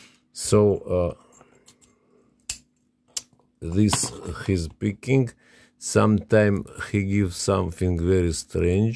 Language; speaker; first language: English; non-native, learner; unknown